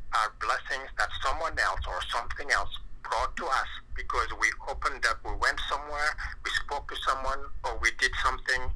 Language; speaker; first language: English; non-native, fluent; French